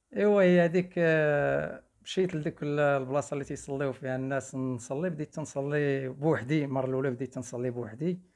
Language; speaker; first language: Arabic; native; Arabic